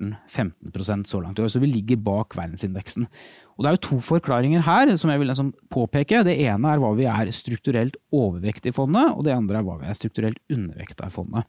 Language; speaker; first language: Norwegian; native; Norwegian